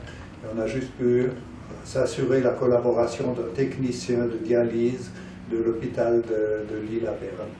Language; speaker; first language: French; native; French